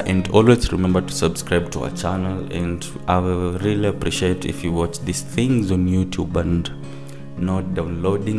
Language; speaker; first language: English; non-native, local second language; Swahili